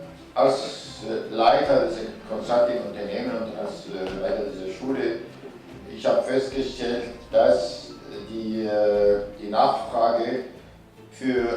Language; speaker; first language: German; non-native, fluent; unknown